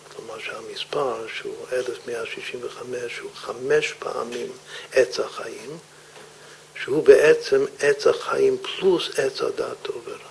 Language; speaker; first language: Hebrew; non-native, fluent; English